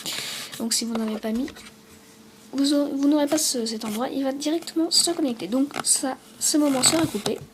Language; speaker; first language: French; native; French